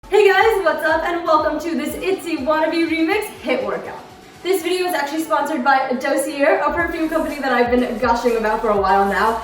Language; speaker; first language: English; native; English